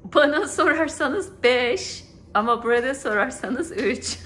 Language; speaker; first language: Turkish; native; Turkish